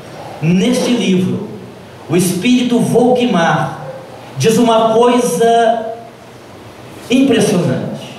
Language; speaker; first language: Portuguese; native; Portuguese